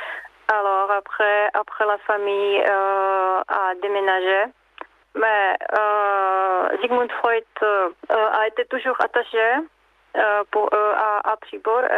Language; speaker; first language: French; non-native, learner; Czech